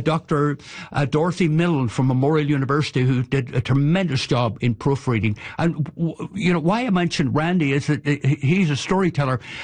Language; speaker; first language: English; native; English